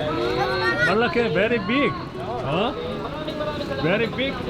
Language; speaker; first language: English; non-native, learner; Korean